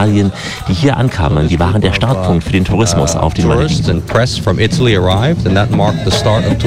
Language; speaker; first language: German; native; German